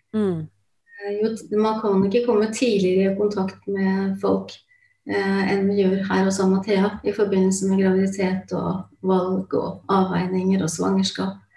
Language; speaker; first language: Norwegian; native; Norwegian